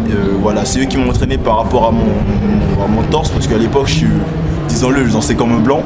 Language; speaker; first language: French; native; French